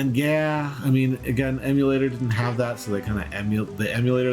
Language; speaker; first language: English; native; English